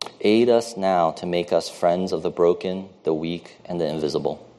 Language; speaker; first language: English; early bilingual, other home language; Chinese